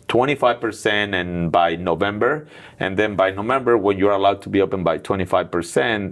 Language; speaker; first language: English; non-native, fluent; Spanish